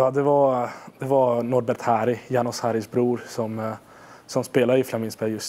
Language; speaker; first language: Swedish; non-native, fluent; Hungarian